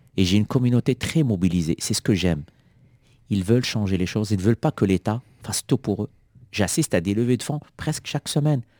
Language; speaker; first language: French; non-native, local second language; Arabic